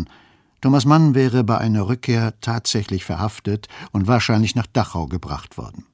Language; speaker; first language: German; native; German